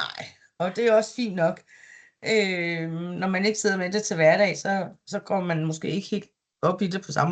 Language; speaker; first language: Danish; native; Danish